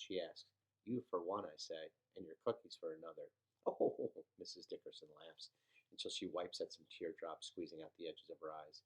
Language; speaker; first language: English; native; English